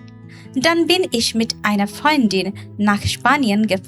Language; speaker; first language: German; non-native, learner; Bangla